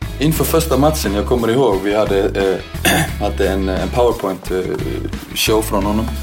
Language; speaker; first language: Swedish; non-native, fluent; Icelandic